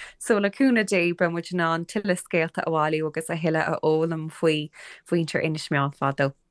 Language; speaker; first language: Irish; non-native, local second language; English